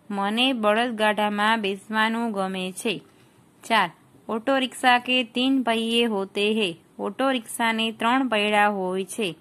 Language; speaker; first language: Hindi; non-native, local second language; Gujarati